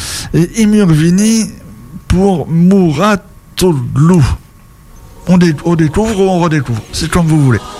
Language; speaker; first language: French; native; French